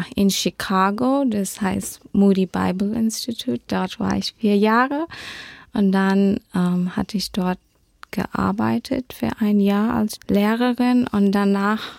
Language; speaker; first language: German; early bilingual, heritage; German